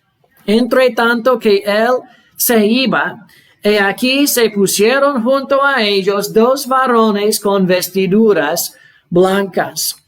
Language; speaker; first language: Spanish; non-native, fluent; English